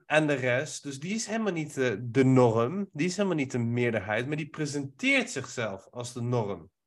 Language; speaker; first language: Dutch; early bilingual, other home language; Persian